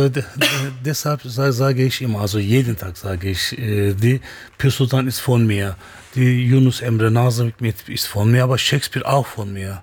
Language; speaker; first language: German; non-native, learner; Turkish